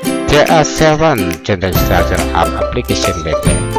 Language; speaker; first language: English; non-native, fluent; Indonesian